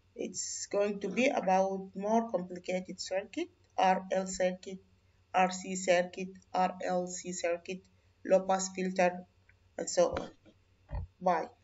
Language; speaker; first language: English; non-native, fluent; Arabic